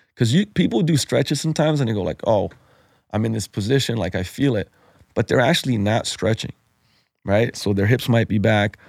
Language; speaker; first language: English; non-native, fluent; Slovenian